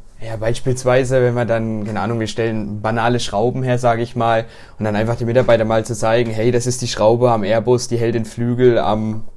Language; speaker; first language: German; native; German